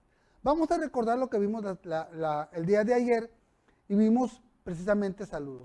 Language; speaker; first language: Spanish; native; Spanish